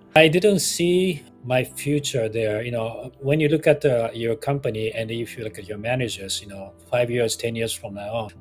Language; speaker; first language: English; non-native, fluent; Japanese